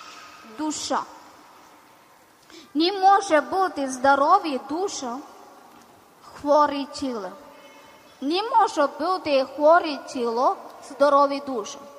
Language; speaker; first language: Ukrainian; non-native, learner; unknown